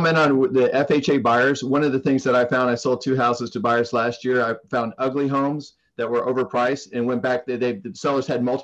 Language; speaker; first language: English; non-native, fluent; Spanish